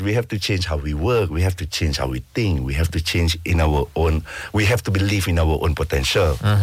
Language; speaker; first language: English; non-native, local second language; Malay